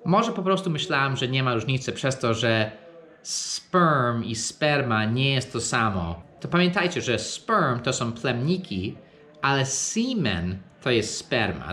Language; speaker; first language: Polish; non-native, fluent; English